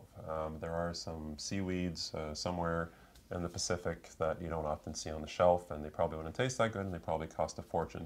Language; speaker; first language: English; native; English